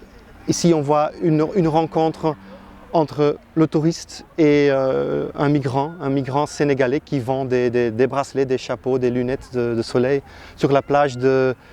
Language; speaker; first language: French; non-native, local second language; Dutch